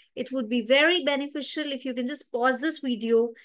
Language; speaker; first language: English; non-native, local second language; Hindi